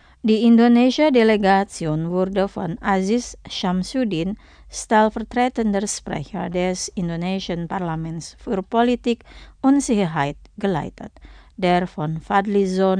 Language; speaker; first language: German; non-native, fluent; Indonesian